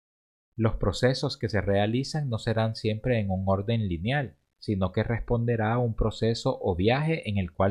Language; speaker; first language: Spanish; native; Spanish